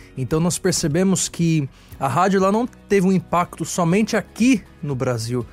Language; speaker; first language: Portuguese; native; Portuguese